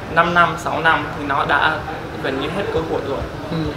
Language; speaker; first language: Vietnamese; non-native, fluent; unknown